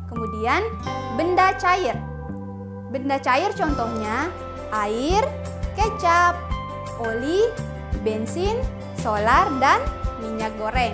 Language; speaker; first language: Indonesian; native; Indonesian